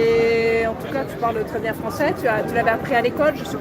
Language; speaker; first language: French; native; French